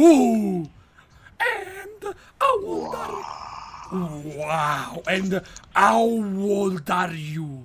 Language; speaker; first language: English; non-native, learner; Italian